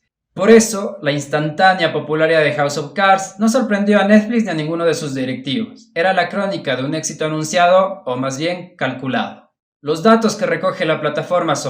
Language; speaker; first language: Spanish; native; Spanish